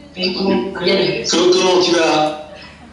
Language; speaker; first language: French; non-native, learner; Arabic